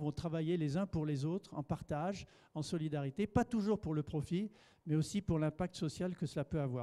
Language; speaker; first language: French; native; French